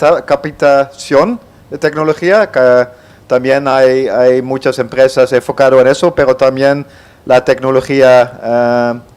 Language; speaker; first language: Spanish; non-native, fluent; Dutch